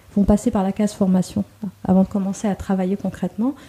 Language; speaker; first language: French; native; French